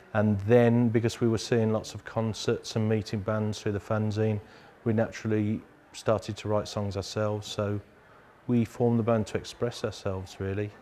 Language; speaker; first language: English; native; English